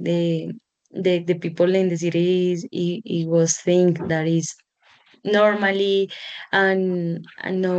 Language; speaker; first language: English; non-native, learner; Spanish